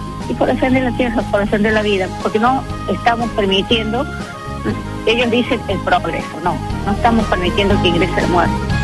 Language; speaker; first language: Spanish; native; Spanish